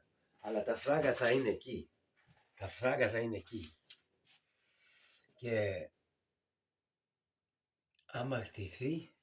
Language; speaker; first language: Greek; early bilingual, heritage; Greek